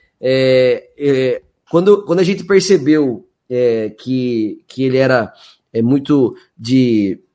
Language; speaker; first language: Portuguese; native; Portuguese